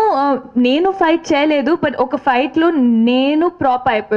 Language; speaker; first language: Telugu; non-native, fluent; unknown